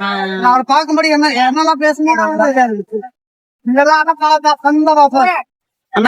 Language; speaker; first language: Tamil; non-native, learner; Malayalam